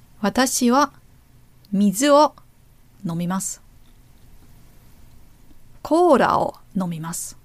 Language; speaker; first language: Japanese; non-native, learner; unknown